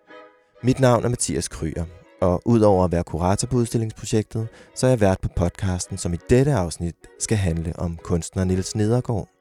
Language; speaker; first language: Danish; native; Danish